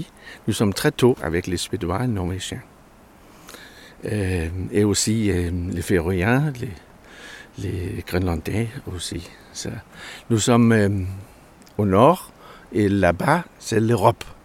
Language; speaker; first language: French; non-native, learner; Danish